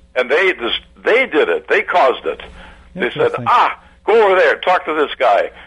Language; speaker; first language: English; early bilingual, other home language; German